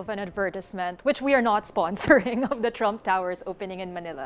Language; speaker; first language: English; non-native, local second language; Filipino